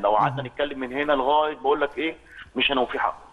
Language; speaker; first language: Arabic; native; Arabic